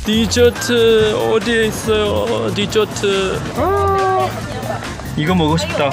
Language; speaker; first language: Korean; non-native, learner; Chinese